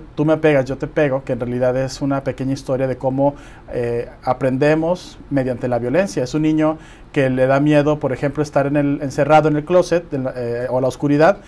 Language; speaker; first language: Spanish; native; Spanish